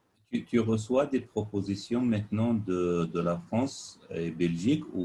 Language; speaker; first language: French; non-native, fluent; Arabic